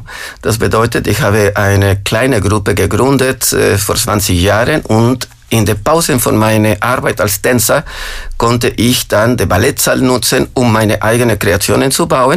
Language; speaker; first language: German; non-native, fluent; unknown